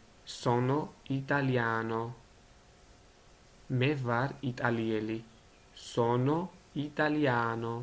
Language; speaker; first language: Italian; non-native, learner; Georgian